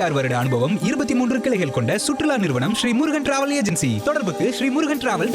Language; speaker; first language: Tamil; native; Tamil